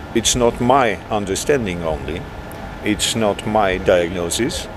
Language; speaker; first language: English; non-native, fluent; Polish